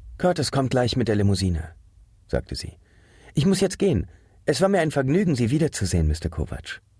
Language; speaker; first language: German; native; German